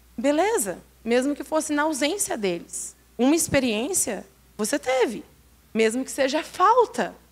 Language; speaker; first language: Portuguese; native; Portuguese